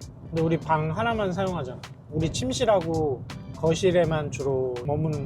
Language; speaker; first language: Korean; native; Korean